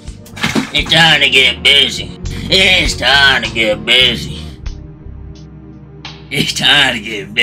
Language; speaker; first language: English; native; English